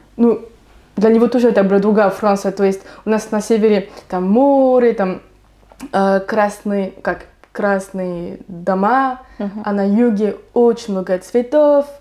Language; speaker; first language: Russian; non-native, fluent; French